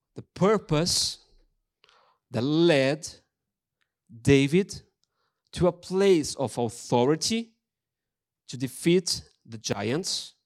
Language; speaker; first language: English; non-native, fluent; Portuguese